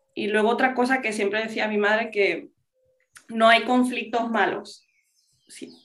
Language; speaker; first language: Spanish; non-native, local second language; English